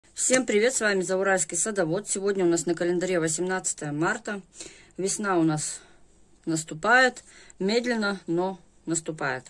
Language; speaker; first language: Russian; native; Russian